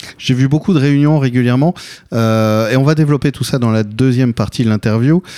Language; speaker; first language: French; native; French